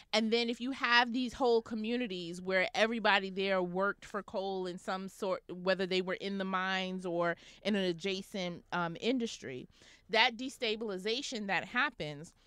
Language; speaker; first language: English; native; English